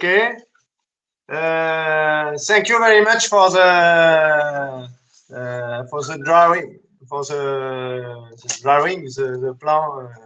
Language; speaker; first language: English; non-native, learner; French